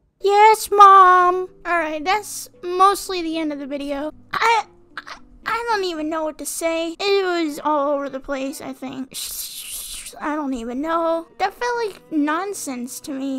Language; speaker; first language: English; native; English